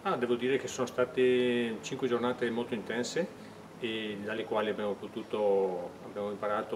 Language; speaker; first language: Italian; native; Italian